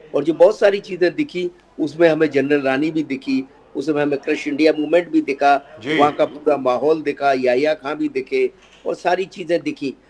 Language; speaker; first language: Hindi; native; Hindi